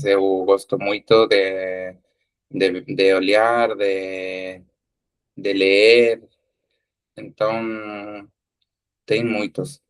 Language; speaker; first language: Portuguese; non-native, learner; Spanish